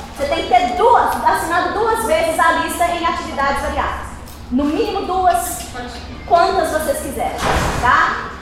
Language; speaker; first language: Portuguese; native; Portuguese